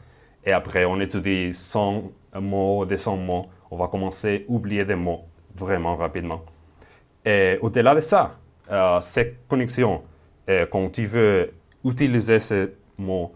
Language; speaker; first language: French; non-native, fluent; Spanish